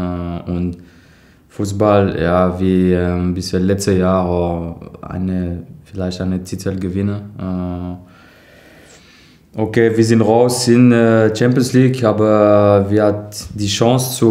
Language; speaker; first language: German; non-native, learner; French